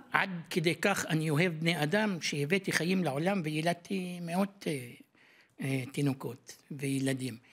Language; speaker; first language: Hebrew; non-native, local second language; Arabic